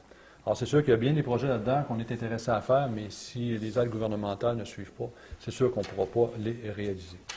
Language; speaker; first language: French; native; French